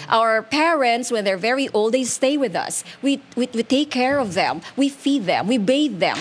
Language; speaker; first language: English; non-native, local second language; Hiligaynon